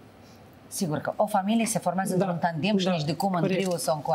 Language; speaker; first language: Romanian; native; Romanian